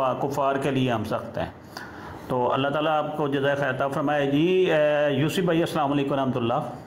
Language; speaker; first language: Urdu; non-native, local second language; Punjabi